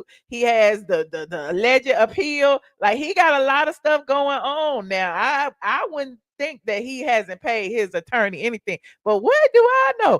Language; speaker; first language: English; native; English